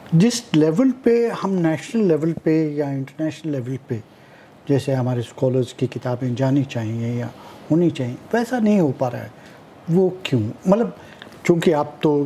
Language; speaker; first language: Hindi; native; Hindi